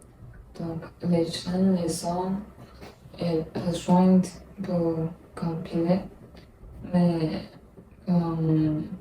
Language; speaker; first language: French; non-native, learner; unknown